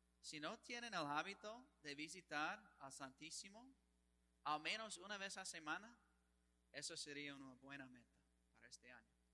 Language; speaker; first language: Spanish; non-native, fluent; English